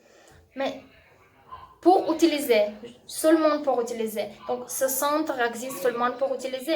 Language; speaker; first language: French; non-native, learner; Russian